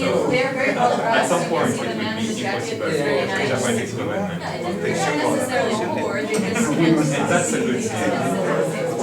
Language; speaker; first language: English; non-native, fluent; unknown